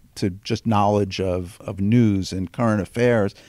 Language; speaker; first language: English; native; English